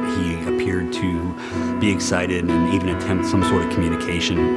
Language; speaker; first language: English; native; English